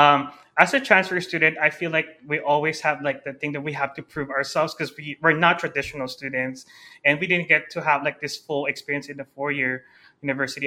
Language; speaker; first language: English; non-native, local second language; Filipino